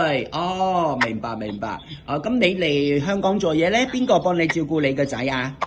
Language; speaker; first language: Cantonese; native; Cantonese